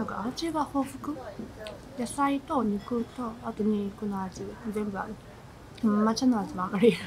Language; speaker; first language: Japanese; non-native, fluent; Chinese